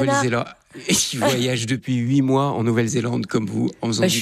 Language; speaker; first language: French; native; French